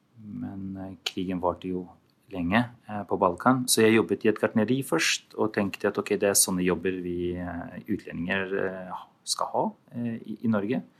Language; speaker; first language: Norwegian; non-native, fluent; Albanian